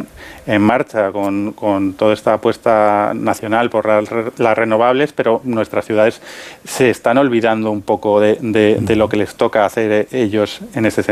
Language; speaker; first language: Spanish; native; Spanish